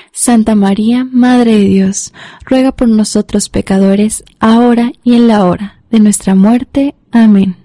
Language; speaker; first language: Spanish; native; Spanish